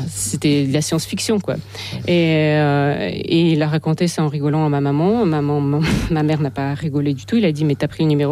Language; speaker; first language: French; non-native, fluent; Russian